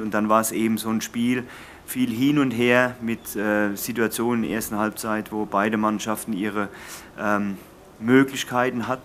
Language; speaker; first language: German; native; German